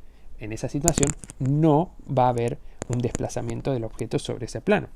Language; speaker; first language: Spanish; native; Spanish